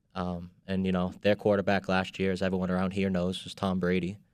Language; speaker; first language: English; native; English